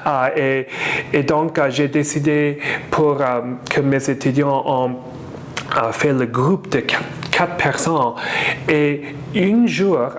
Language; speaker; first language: French; non-native, learner; English